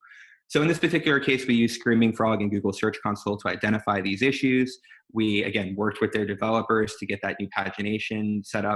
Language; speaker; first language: English; native; English